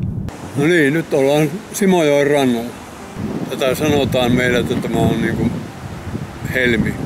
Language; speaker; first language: Finnish; native; Finnish